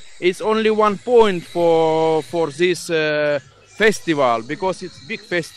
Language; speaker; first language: English; non-native, learner; Ukrainian